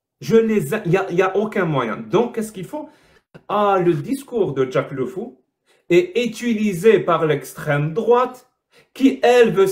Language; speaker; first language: French; non-native, local second language; Arabic